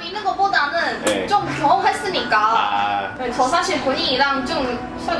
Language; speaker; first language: Korean; non-native, fluent; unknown